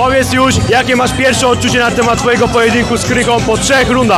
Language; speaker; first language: Polish; native; Polish